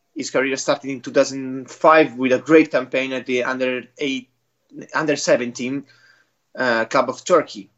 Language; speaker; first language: English; non-native, fluent; Italian